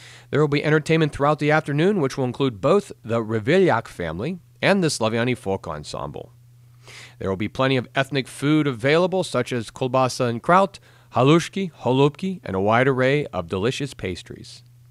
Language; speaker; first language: English; native; English